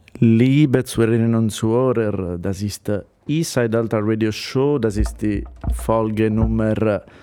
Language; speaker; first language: German; non-native, fluent; Italian